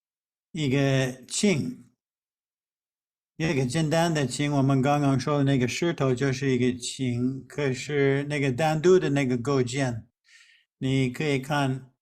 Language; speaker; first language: Chinese; non-native, fluent; English